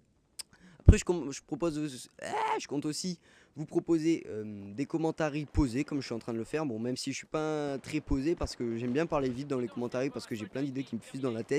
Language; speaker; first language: French; native; French